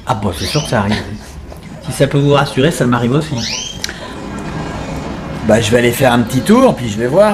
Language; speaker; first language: French; native; French